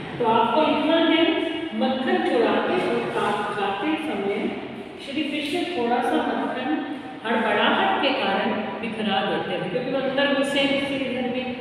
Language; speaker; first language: Hindi; native; Hindi